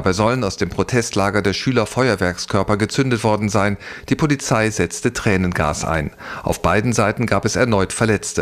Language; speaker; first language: German; native; German